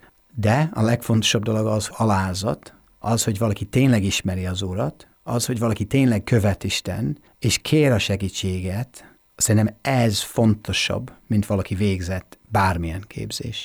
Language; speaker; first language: Hungarian; non-native, fluent; English